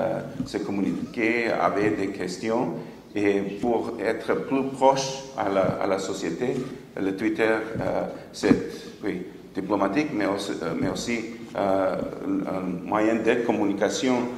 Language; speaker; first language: French; non-native, fluent; English